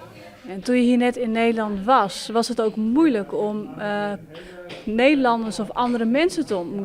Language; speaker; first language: Dutch; non-native, local second language; Western Frisian